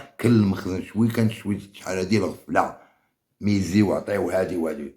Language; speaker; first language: Arabic; native; Arabic